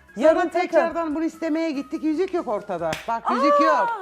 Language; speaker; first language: Turkish; native; Turkish